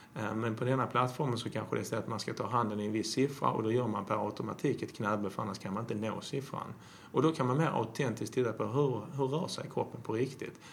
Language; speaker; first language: Swedish; native; Swedish